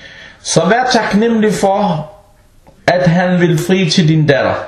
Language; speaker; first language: Danish; non-native, local second language; Arabic